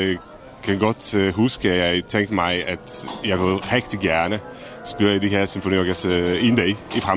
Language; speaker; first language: Danish; non-native, fluent; Czech